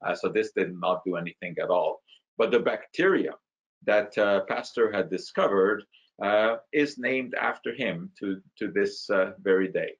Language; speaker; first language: English; non-native, fluent; Hungarian